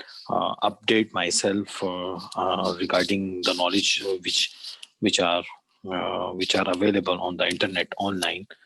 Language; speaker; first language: English; non-native, learner; Urdu